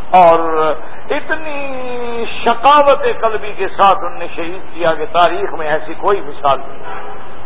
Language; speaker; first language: Urdu; native; Urdu